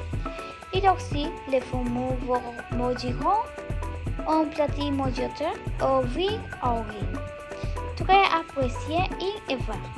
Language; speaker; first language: French; non-native, learner; Spanish